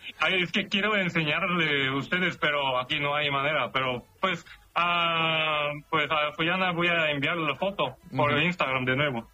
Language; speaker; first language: Spanish; non-native, learner; Korean